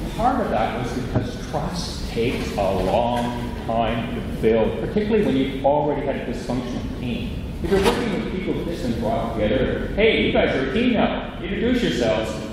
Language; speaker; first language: English; native; English